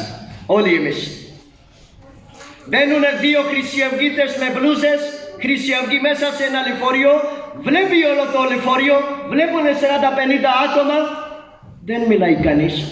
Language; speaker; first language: Greek; non-native, learner; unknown